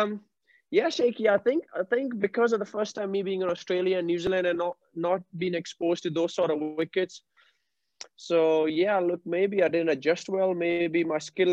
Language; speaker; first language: English; non-native, local second language; Punjabi